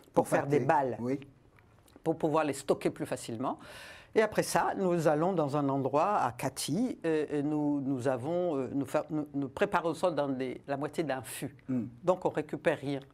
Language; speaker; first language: French; non-native, local second language; Rundi